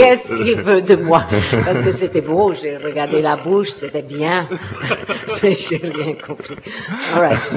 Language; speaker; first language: French; non-native, learner; English